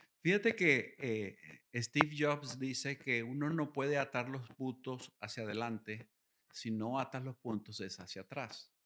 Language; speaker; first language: Spanish; native; Spanish